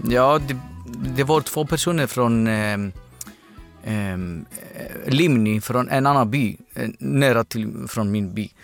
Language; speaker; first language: Swedish; non-native, learner; Greek